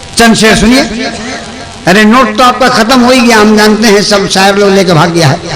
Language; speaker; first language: Hindi; non-native, local second language; Bhojpuri